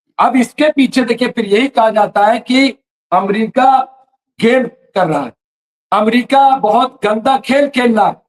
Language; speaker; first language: Urdu; native; Urdu